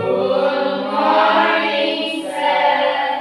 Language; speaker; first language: English; non-native, learner; Indonesian